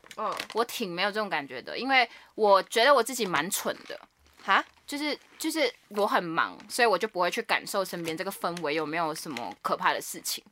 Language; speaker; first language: Chinese; native; Chinese